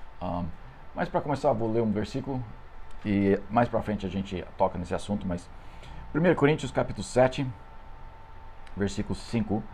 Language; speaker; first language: Portuguese; non-native, fluent; English